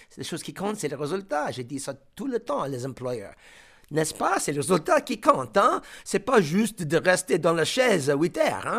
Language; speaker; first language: French; non-native, fluent; English